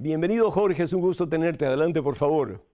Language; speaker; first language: Spanish; native; Spanish